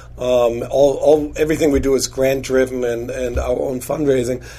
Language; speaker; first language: English; non-native, fluent; German